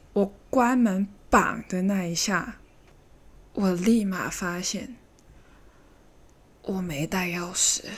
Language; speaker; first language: Chinese; native; Chinese